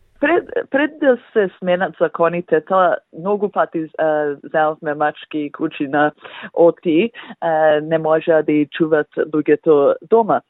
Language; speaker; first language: Macedonian; early bilingual, heritage; Macedonian